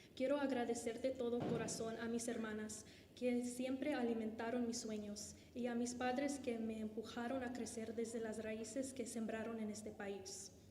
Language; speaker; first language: Spanish; early bilingual, heritage; Spanish